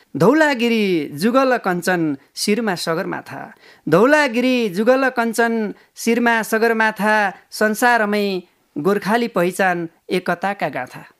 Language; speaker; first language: Nepali; native; Nepali